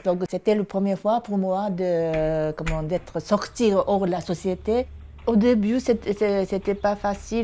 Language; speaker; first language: French; non-native, fluent; Japanese